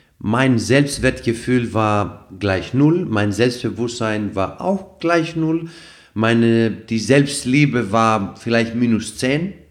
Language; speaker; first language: German; non-native, fluent; Greek